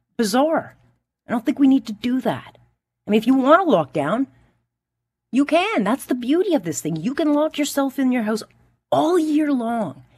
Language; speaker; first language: English; native; English